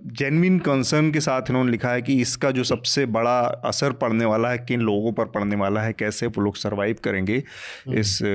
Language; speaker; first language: Hindi; native; Hindi